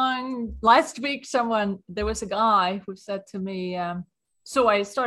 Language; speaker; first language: English; non-native, fluent; Swedish